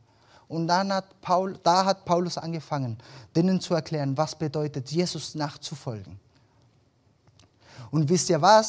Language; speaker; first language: German; early bilingual, other home language; Spanish